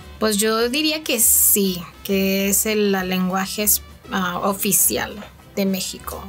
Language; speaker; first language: Spanish; native; Spanish